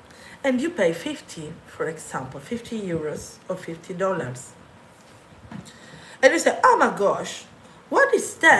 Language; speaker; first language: English; non-native, fluent; Italian